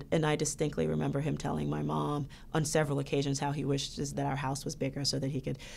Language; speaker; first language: English; native; English